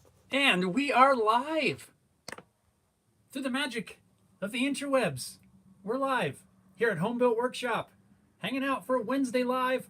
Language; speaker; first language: English; native; English